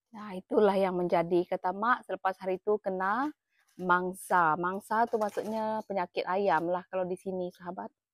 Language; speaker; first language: Malay; native; Malay